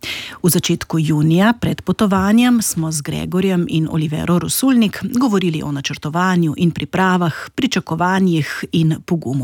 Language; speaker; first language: Slovenian; native; Slovenian